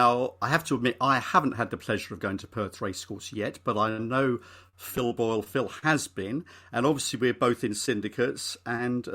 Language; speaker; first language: English; native; English